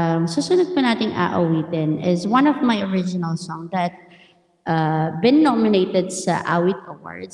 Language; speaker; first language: English; non-native, local second language; Filipino